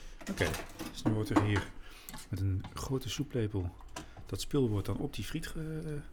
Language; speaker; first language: Dutch; native; Dutch